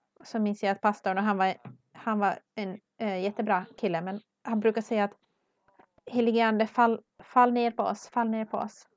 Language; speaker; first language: Swedish; non-native, learner; English